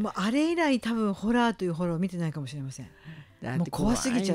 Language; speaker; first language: Japanese; native; Japanese